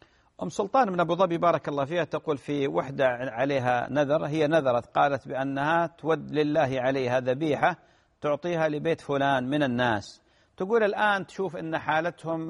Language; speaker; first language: Arabic; native; Arabic